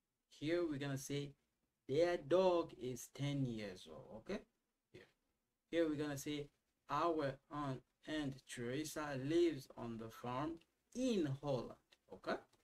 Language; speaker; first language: English; non-native, fluent; Lingala